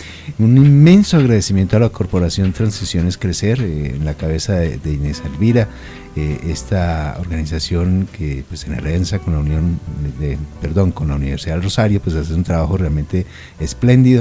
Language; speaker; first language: Spanish; native; Spanish